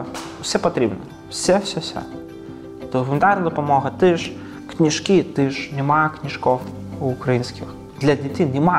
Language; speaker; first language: Ukrainian; early bilingual, heritage; Ukrainian